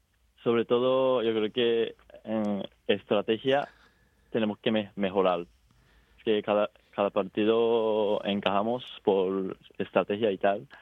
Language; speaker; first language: Spanish; non-native, fluent; Japanese